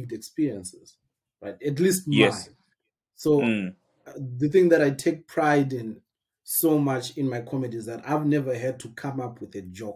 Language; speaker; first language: English; non-native, local second language; Shona